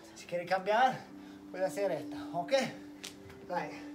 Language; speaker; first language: Spanish; non-native, learner; English